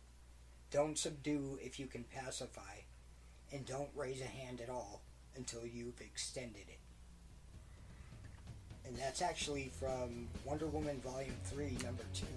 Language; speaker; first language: English; native; English